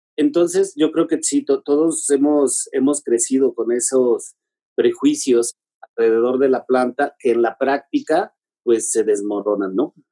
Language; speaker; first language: Spanish; native; Spanish